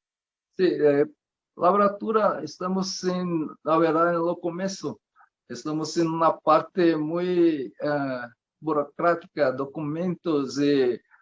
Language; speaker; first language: Spanish; non-native, learner; Portuguese